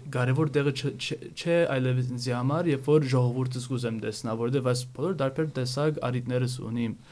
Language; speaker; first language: Armenian; early bilingual, heritage; Armenian